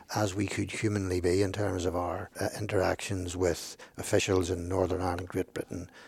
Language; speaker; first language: English; native; English